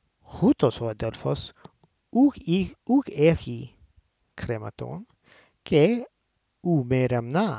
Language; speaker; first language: Greek; non-native, learner; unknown